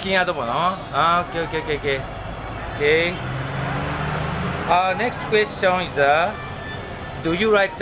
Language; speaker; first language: English; non-native, learner; Japanese